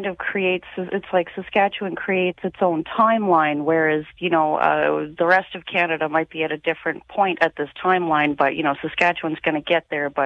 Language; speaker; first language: English; native; English